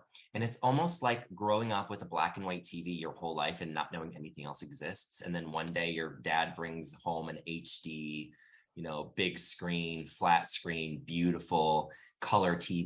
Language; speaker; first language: English; native; English